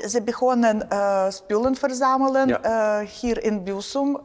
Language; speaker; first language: Dutch; non-native, learner; Ukrainian